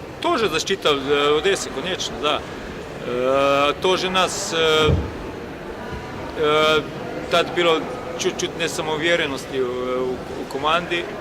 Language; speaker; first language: Russian; non-native, learner; Croatian